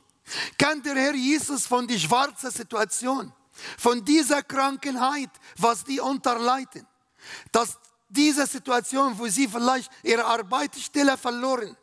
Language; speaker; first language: German; non-native, learner; Arabic